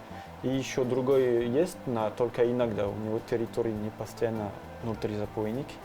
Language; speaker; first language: Russian; non-native, learner; French